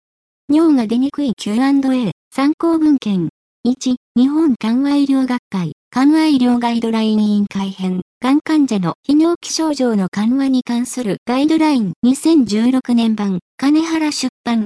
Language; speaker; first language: Japanese; native; Japanese